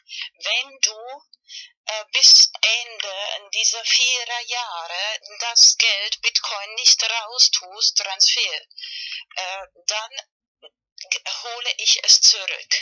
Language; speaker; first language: German; non-native, fluent; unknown